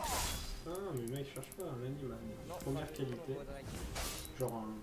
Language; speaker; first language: French; native; French